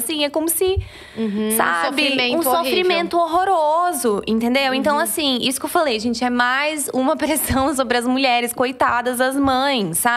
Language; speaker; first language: Portuguese; native; Portuguese